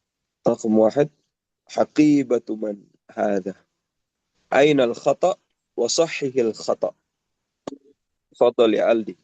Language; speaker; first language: Arabic; non-native, fluent; Indonesian